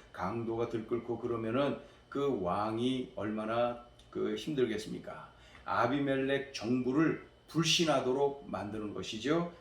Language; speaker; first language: Korean; native; Korean